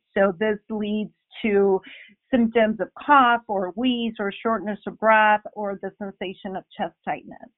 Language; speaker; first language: English; non-native, fluent; Spanish